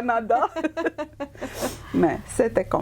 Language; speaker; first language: French; non-native, fluent; Romanian